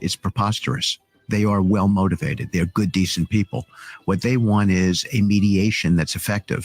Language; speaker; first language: English; native; English